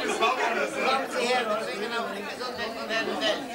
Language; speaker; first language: German; non-native, fluent; Lithuanian